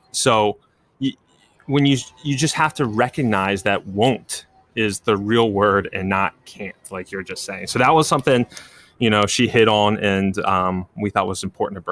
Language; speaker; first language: English; native; English